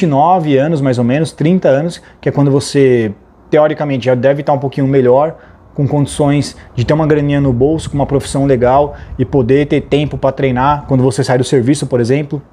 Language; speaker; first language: Portuguese; native; Portuguese